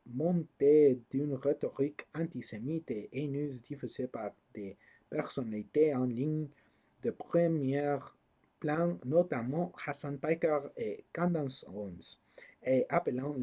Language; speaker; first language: French; non-native, learner; English